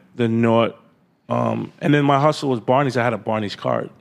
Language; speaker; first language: English; native; English